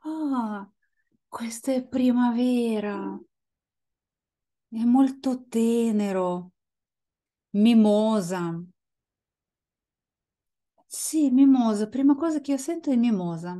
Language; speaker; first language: Italian; non-native, fluent; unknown